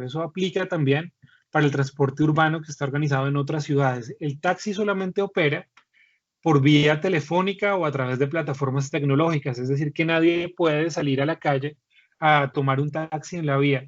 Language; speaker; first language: Spanish; native; Spanish